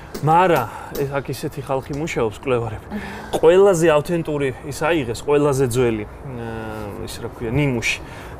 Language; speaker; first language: Georgian; native; Georgian